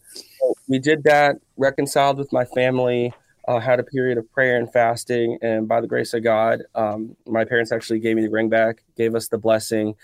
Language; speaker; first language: English; native; English